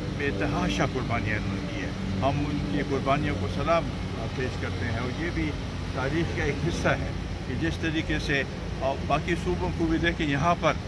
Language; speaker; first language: Urdu; non-native, local second language; Pashto